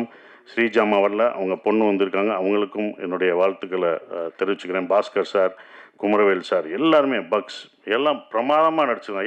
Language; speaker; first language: Tamil; native; Tamil